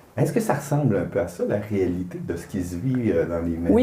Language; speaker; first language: French; native; French